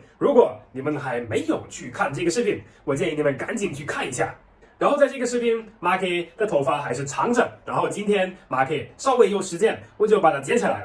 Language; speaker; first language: Chinese; non-native, fluent; German